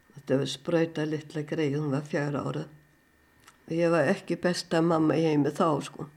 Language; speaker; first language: Icelandic; non-native, fluent; German